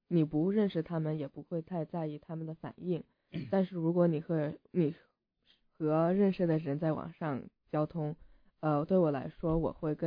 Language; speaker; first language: Chinese; early bilingual, heritage; English